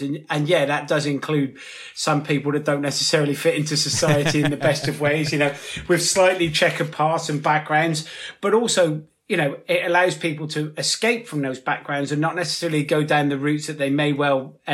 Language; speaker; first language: English; native; English